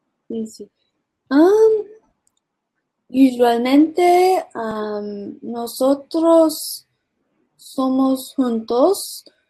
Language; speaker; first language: Spanish; early bilingual, heritage; English